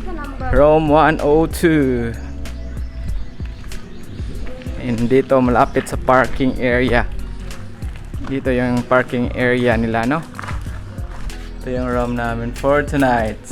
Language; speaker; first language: Filipino; non-native, local second language; Cebuano